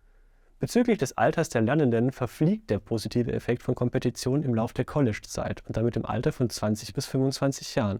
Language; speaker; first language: German; native; German